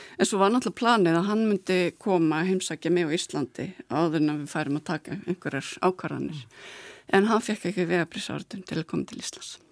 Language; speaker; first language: Icelandic; native; Icelandic